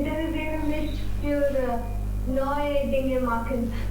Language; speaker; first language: German; non-native, learner; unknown